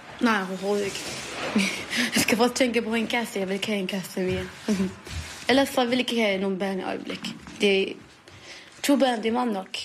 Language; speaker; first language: Danish; non-native, learner; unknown